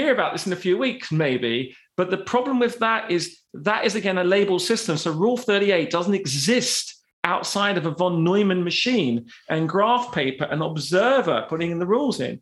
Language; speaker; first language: English; native; English